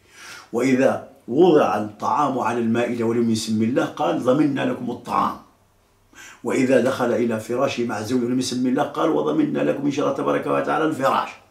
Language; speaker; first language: Arabic; native; Arabic